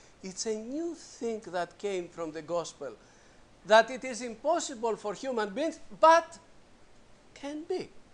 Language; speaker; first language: English; native; English